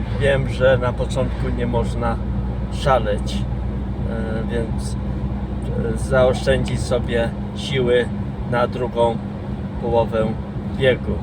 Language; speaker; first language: Polish; non-native, fluent; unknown